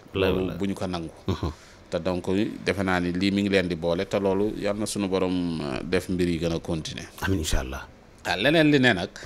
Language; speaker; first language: Wolof; native; Wolof